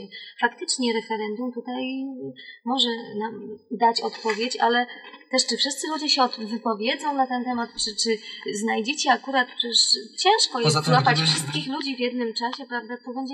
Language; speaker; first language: Polish; native; Polish